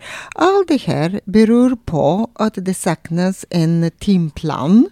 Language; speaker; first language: Swedish; non-native, fluent; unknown